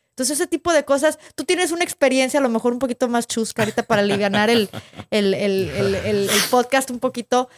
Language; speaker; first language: Spanish; native; Spanish